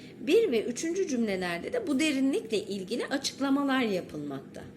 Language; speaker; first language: Turkish; native; Turkish